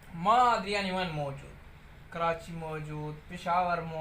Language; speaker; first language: Arabic; non-native, learner; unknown